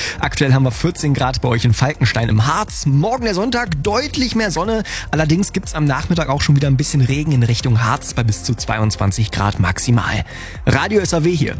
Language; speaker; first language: German; native; German